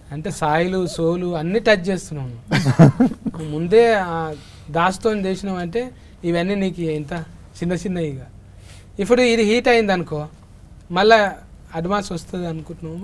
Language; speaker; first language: Telugu; native; Telugu